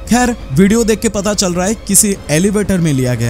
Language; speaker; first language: Hindi; non-native, local second language; Bangla